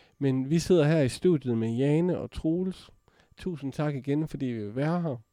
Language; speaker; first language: Danish; native; Danish